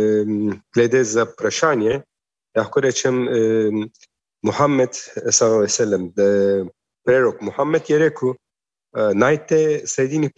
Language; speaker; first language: Slovenian; non-native, learner; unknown